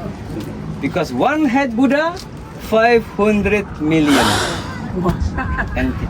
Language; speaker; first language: English; non-native, learner; Indonesian